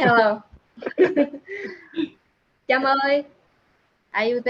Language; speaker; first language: English; non-native, learner; Vietnamese